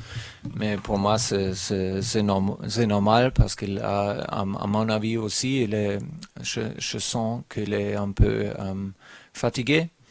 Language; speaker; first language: French; non-native, learner; German